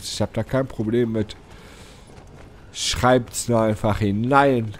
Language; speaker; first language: German; native; German